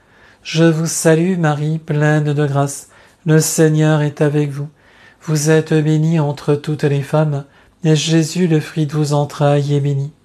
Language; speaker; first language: French; native; French